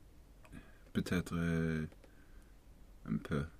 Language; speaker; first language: French; non-native, learner; Swedish